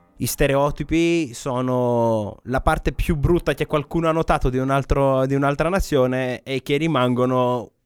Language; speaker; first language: Italian; non-native, fluent; Greek